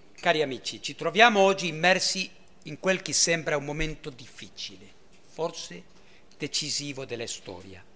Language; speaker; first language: Italian; early bilingual, heritage; Italian